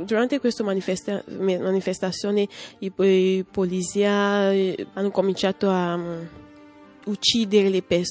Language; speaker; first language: Italian; non-native, learner; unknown